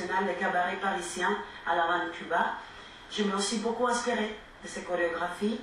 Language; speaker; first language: French; non-native, fluent; Spanish